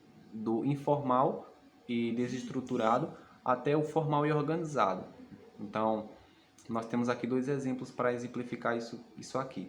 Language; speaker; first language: Portuguese; native; Portuguese